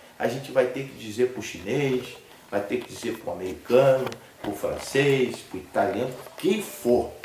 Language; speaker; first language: Portuguese; native; Portuguese